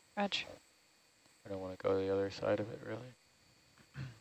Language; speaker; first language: English; native; English